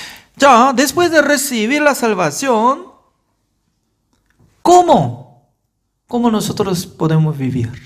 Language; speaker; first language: Spanish; non-native, fluent; Korean